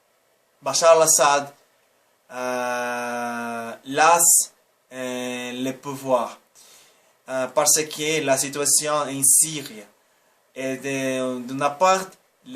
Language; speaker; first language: French; non-native, learner; Portuguese